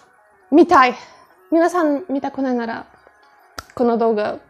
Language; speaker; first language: Japanese; non-native, fluent; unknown